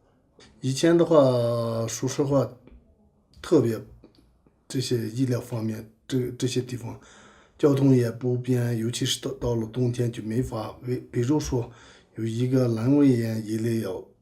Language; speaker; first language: Chinese; non-native, local second language; Tibetan